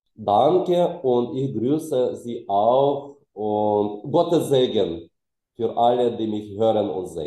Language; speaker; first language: German; non-native, fluent; Ukrainian